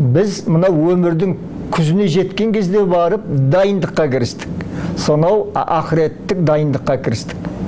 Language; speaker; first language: Kazakh; native; Kazakh